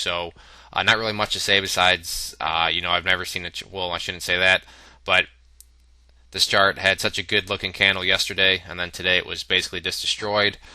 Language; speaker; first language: English; native; English